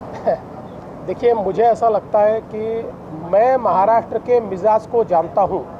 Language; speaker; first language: Hindi; non-native, local second language; Marathi